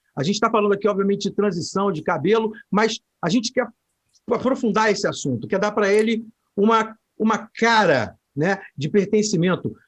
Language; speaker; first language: Portuguese; native; Portuguese